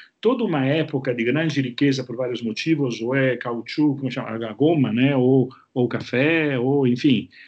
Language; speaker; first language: Portuguese; non-native, fluent; Italian